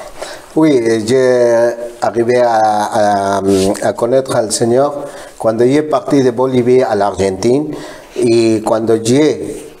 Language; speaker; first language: French; non-native, learner; Spanish